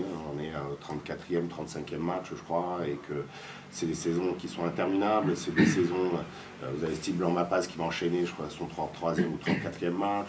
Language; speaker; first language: French; native; French